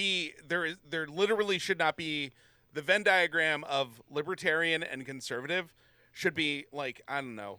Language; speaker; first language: English; native; English